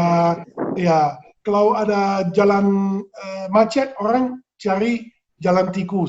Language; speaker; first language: Indonesian; non-native, fluent; Dutch